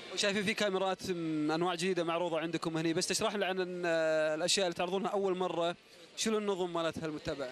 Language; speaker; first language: Arabic; native; Arabic